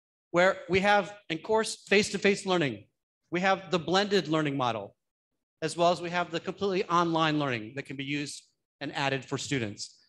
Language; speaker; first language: English; native; English